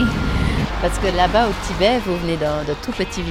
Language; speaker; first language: French; native; French